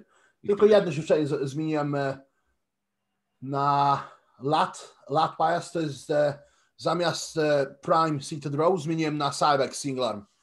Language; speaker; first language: Polish; early bilingual, heritage; Polish